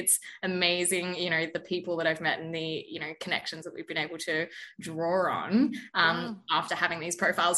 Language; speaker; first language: English; native; English